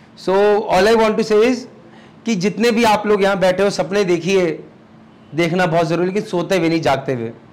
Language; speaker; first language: Hindi; native; Hindi